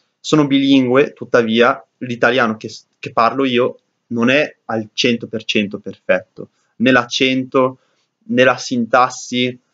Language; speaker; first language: Italian; early bilingual, heritage; English